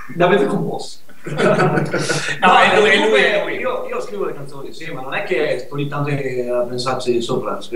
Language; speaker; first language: Italian; native; Italian